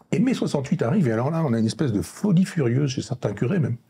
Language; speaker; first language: French; native; French